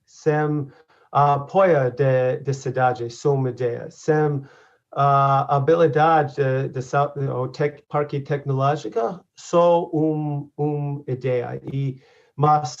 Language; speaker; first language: Portuguese; non-native, learner; English